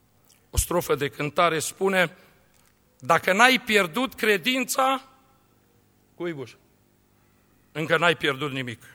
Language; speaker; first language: Romanian; native; Romanian